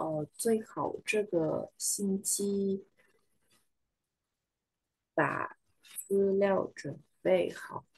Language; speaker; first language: Chinese; non-native, learner; Vietnamese